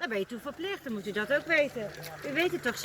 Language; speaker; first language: Dutch; native; Dutch